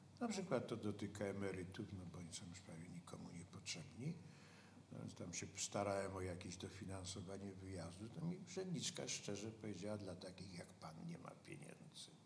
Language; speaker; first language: Polish; native; Polish